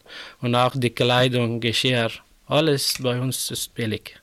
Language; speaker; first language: German; non-native, learner; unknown